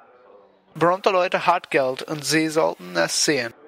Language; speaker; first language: German; non-native, learner; English